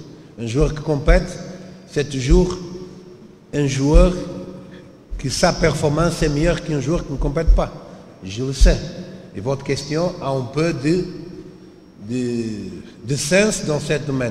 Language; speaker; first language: French; non-native, learner; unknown